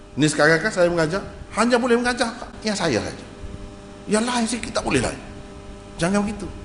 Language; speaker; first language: Malay; native; Malay